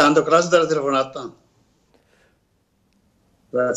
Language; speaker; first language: Italian; non-native, learner; Danish